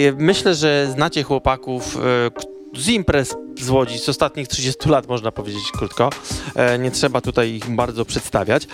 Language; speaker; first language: Polish; native; Polish